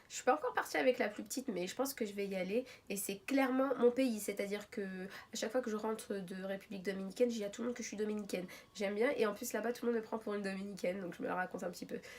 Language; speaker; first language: French; early bilingual, other home language; Arabic